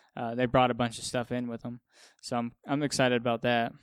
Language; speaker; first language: English; native; English